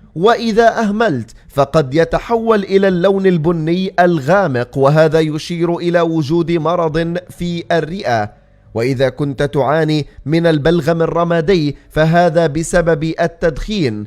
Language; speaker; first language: Arabic; native; Arabic